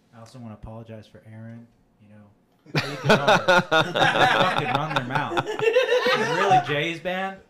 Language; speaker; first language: English; native; English